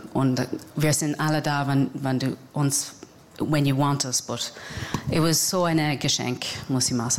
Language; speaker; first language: German; non-native, fluent; English